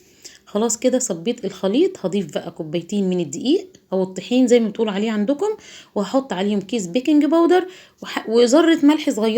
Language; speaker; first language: Arabic; native; Arabic